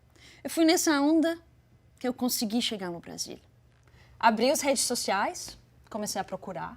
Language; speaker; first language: Portuguese; non-native, fluent; Arabic